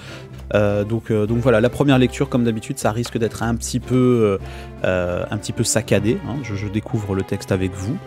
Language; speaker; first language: French; native; French